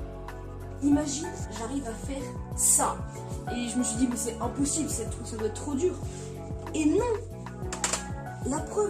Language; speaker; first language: French; native; French